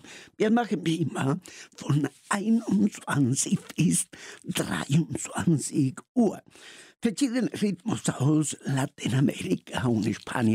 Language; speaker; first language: German; non-native, learner; Slovenian